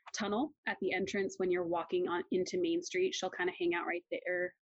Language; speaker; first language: English; native; English